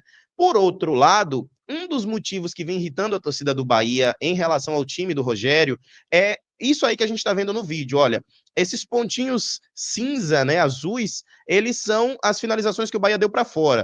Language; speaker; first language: Portuguese; native; Portuguese